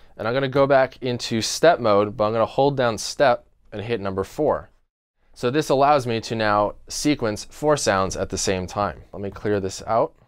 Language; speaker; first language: English; native; English